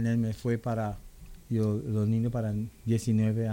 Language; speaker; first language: Spanish; non-native, local second language; English